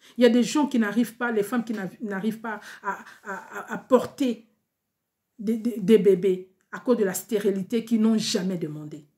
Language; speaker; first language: French; non-native, local second language; Lingala